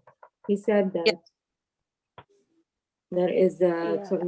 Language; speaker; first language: English; non-native, learner; Arabic